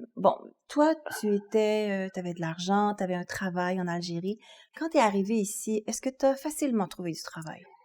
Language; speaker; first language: French; native; French